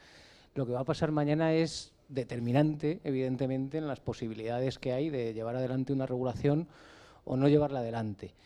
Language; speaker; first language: Spanish; native; Spanish